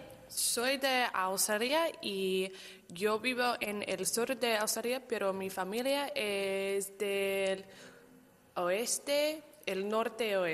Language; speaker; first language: Spanish; non-native, learner; English